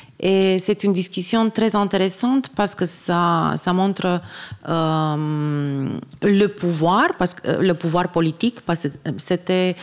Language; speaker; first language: French; non-native, fluent; Romanian